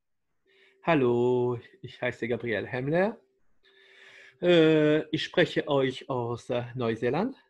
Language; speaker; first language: German; non-native, fluent; French